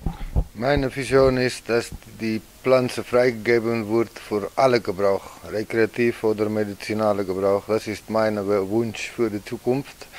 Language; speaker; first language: German; non-native, learner; Dutch